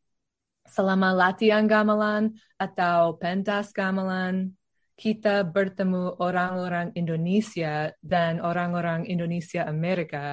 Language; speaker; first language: Indonesian; non-native, learner; English